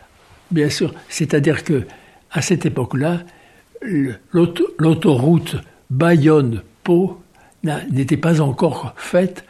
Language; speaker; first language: French; native; French